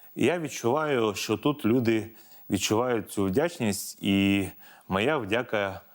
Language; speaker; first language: Ukrainian; native; Ukrainian